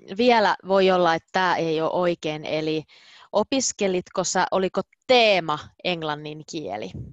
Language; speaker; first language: Finnish; native; Finnish